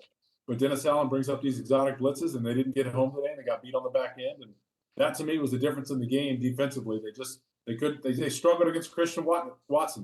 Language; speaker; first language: English; native; English